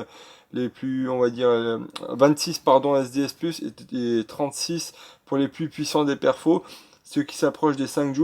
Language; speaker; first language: French; native; French